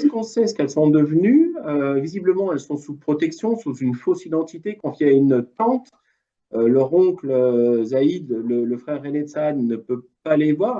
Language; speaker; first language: French; native; French